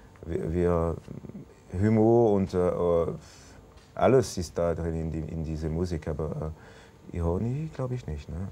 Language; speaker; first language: German; non-native, local second language; French